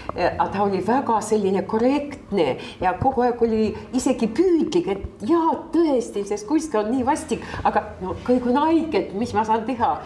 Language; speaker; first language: Estonian; non-native, local second language; Russian